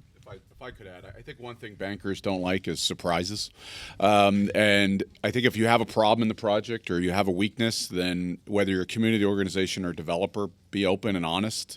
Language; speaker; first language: English; native; English